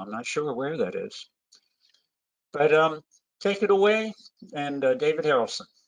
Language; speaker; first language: English; native; English